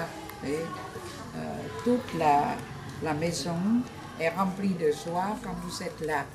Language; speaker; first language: French; non-native, fluent; Vietnamese